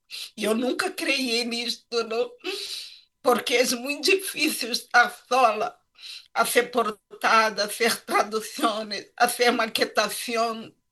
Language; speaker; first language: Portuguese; non-native, learner; Spanish